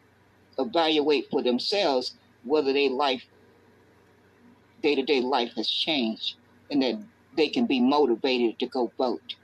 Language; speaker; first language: English; native; English